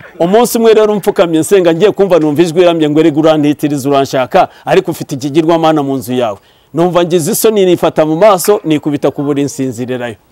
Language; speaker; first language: Kinyarwanda; early bilingual, heritage; Kinyarwanda